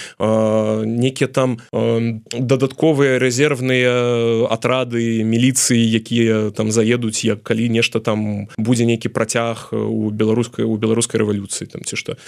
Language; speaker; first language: Belarusian; non-native, local second language; Russian